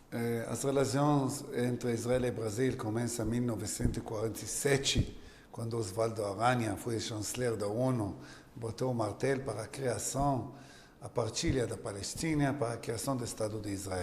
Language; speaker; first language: Portuguese; non-native, learner; Hebrew